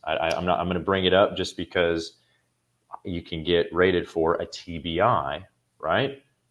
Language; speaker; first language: English; native; English